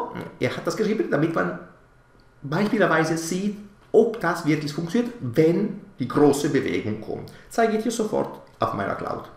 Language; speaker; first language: German; non-native, fluent; Italian